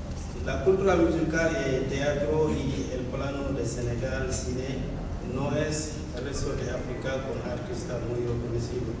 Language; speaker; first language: Spanish; non-native, learner; Wolof